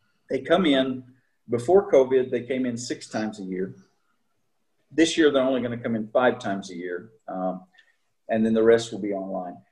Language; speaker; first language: English; native; English